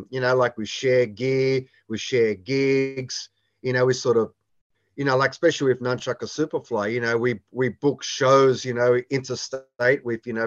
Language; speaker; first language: English; native; English